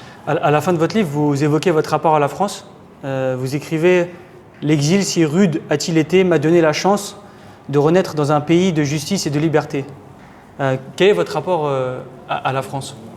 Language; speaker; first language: French; native; French